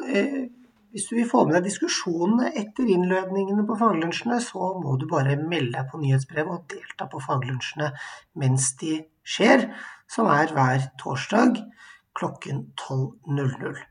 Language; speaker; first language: Norwegian; native; Norwegian